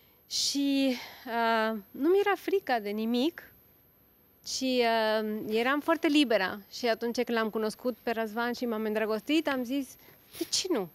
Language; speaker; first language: Romanian; non-native, fluent; Spanish